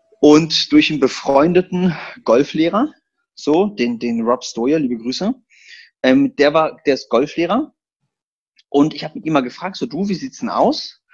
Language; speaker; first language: German; early bilingual, other home language; Polish